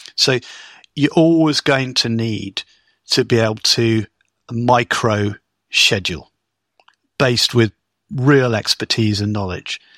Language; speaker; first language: English; native; English